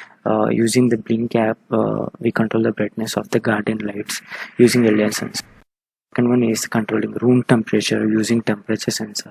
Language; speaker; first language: English; non-native, local second language; Telugu